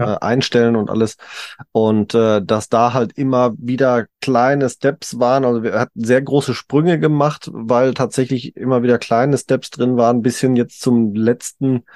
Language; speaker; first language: German; native; German